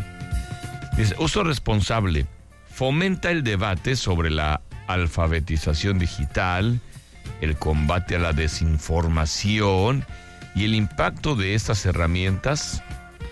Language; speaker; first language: Spanish; native; Spanish